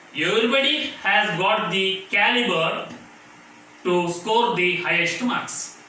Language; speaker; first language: English; non-native, local second language; Kannada